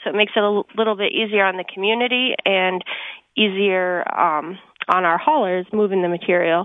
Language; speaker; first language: English; native; English